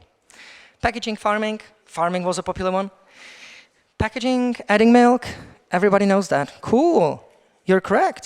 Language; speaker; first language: English; non-native, fluent; Czech